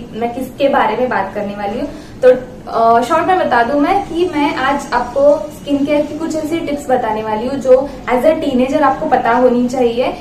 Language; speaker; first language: Hindi; non-native, local second language; Marathi